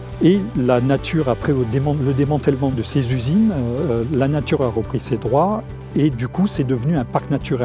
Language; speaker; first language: French; native; French